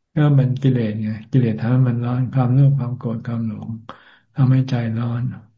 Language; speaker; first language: Thai; native; Thai